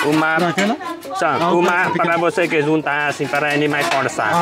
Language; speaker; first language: Portuguese; non-native, learner; Vietnamese